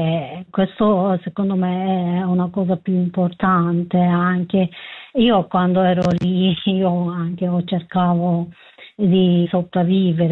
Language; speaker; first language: Italian; non-native, fluent; Kurdish